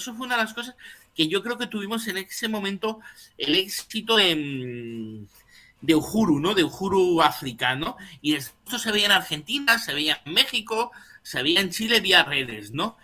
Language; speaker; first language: Spanish; native; Spanish